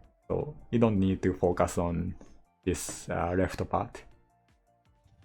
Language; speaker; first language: English; non-native, learner; Japanese